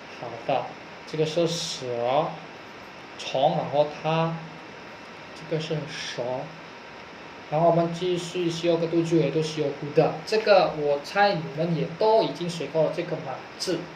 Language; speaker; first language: Chinese; non-native, fluent; Indonesian